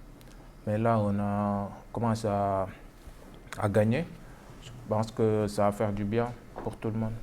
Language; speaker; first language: French; non-native, local second language; Wolof